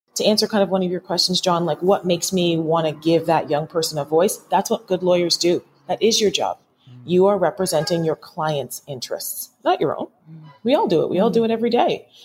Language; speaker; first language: English; native; English